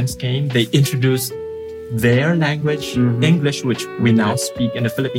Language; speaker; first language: English; non-native, local second language; Filipino